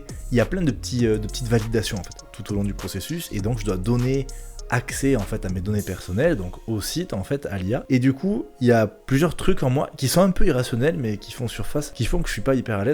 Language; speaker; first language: French; native; French